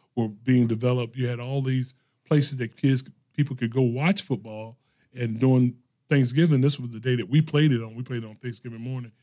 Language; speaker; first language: English; native; English